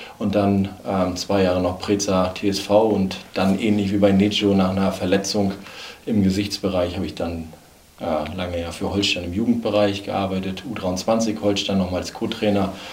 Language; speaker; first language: German; native; German